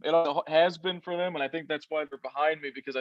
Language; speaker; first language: English; native; English